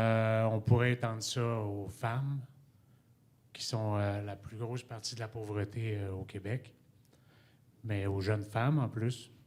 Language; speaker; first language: French; native; French